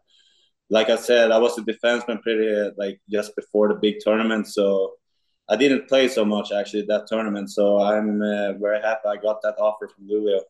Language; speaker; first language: English; non-native, fluent; Swedish